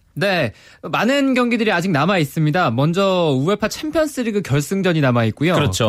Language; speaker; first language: Korean; native; Korean